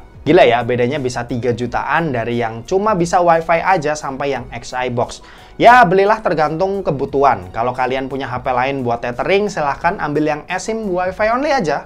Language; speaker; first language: Indonesian; native; Indonesian